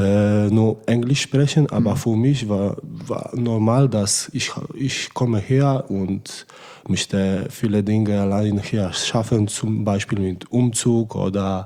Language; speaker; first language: German; non-native, learner; Polish